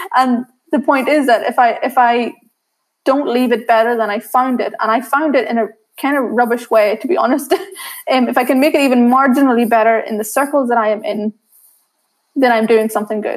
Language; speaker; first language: English; native; English